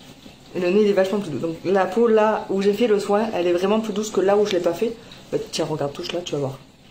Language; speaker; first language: French; native; French